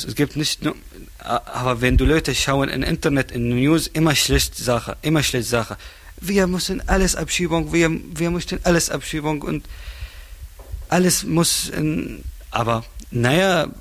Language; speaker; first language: German; non-native, learner; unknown